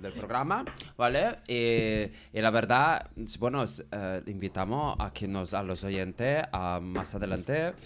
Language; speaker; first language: Spanish; non-native, fluent; Portuguese